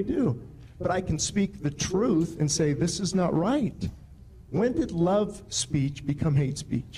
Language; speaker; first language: English; native; English